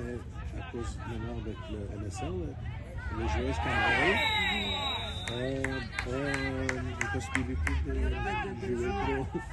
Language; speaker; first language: French; non-native, fluent; English